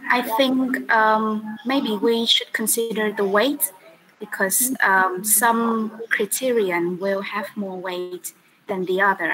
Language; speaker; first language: English; non-native, fluent; Vietnamese